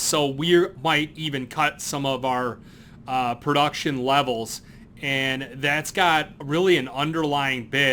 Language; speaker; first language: English; native; English